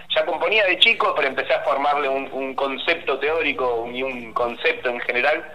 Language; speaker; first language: Spanish; native; Spanish